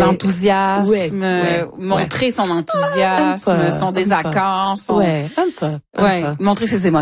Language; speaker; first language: French; native; French